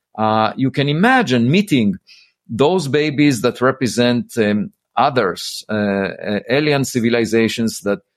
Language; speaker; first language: English; non-native, fluent; Hebrew